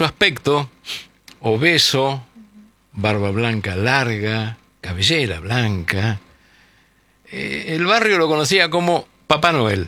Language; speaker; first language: Spanish; native; Spanish